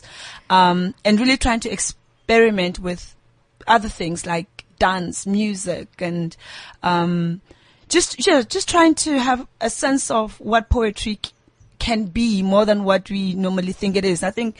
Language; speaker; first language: English; non-native, local second language; Southern Sotho